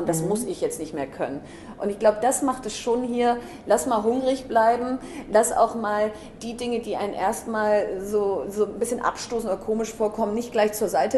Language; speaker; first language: German; native; German